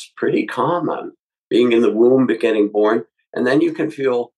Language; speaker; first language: English; native; English